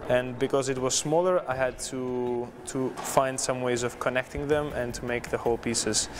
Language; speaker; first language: English; non-native, fluent; Greek